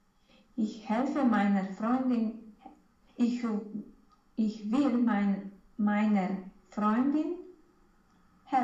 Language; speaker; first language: German; non-native, learner; Romanian